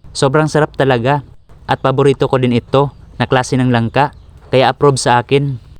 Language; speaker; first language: Filipino; non-native, local second language; Cebuano